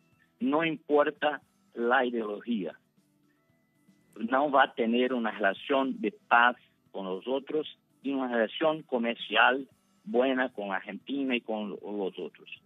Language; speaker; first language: Spanish; non-native, fluent; Portuguese